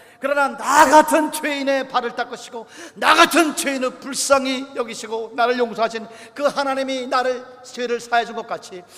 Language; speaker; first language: Korean; native; Korean